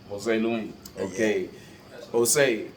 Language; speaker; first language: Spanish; non-native, learner; English